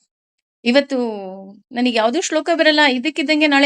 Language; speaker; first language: Kannada; native; Kannada